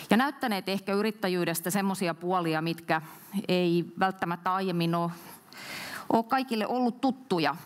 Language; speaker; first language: Finnish; native; Finnish